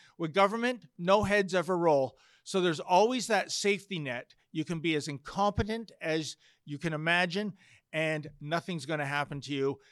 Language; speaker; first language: English; native; English